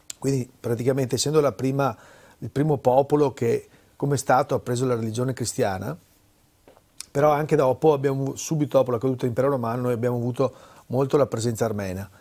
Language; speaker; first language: Italian; native; Italian